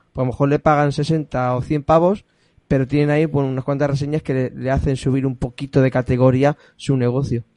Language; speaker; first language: Spanish; native; Spanish